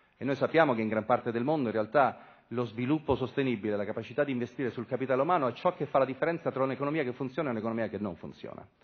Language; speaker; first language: Italian; native; Italian